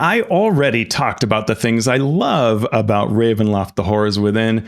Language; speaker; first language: English; native; English